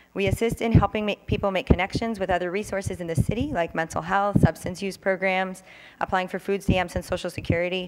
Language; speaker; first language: English; native; English